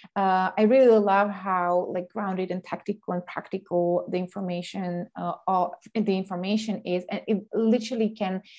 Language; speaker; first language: English; non-native, fluent; Slovak